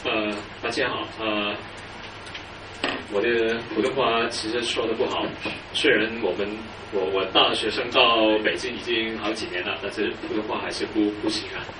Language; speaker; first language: Chinese; non-native, local second language; Cantonese